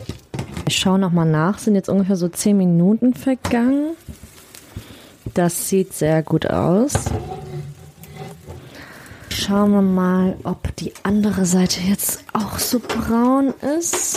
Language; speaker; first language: German; native; German